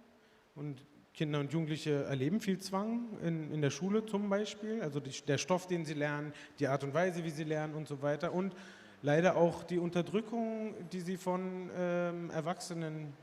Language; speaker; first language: German; early bilingual, other home language; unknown